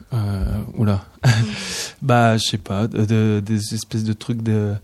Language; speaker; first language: French; native; French